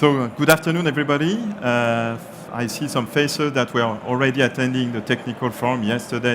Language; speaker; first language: English; non-native, fluent; French